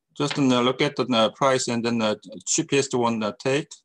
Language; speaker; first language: English; non-native, fluent; Korean